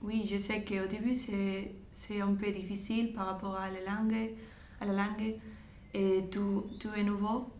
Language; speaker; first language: French; non-native, fluent; Spanish